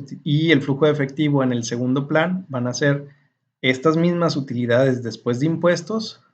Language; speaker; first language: Spanish; native; Spanish